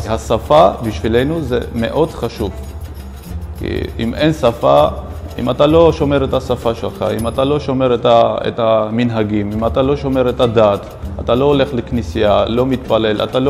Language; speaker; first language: Hebrew; non-native, local second language; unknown